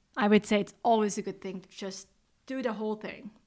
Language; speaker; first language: English; non-native, fluent; Swiss German